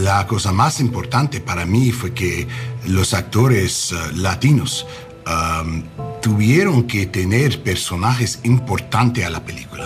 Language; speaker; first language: Spanish; non-native, learner; English